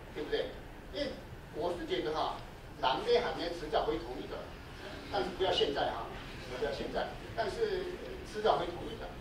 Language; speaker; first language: Chinese; non-native, fluent; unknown